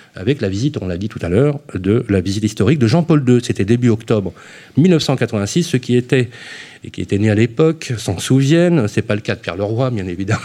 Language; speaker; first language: French; native; French